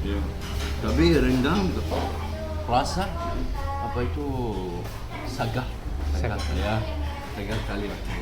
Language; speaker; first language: Indonesian; non-native, learner; Arabic